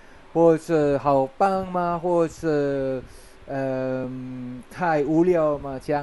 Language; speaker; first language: Chinese; non-native, fluent; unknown